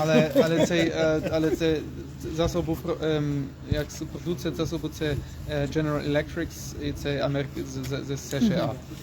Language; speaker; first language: Polish; non-native, learner; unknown